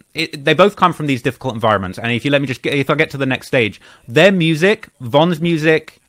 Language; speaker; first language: English; native; English